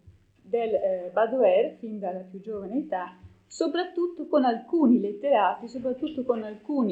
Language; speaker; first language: Italian; native; Italian